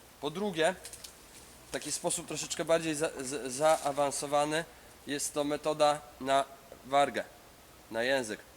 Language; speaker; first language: Polish; native; Polish